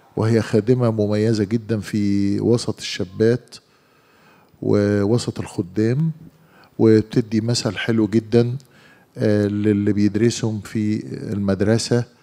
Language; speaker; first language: Arabic; native; Arabic